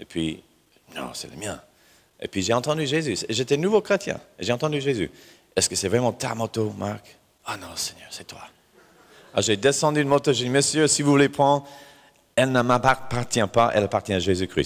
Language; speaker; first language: French; non-native, fluent; English